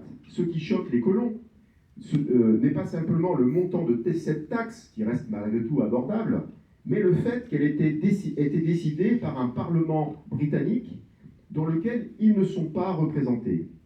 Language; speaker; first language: French; native; French